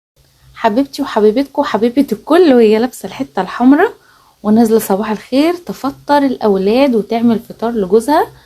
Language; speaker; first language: Arabic; native; Arabic